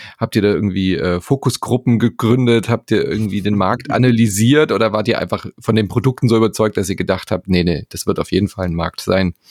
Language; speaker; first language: German; native; German